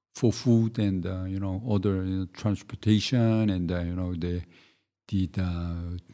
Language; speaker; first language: English; non-native, fluent; Korean